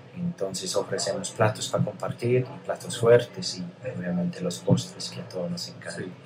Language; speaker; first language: Spanish; non-native, fluent; English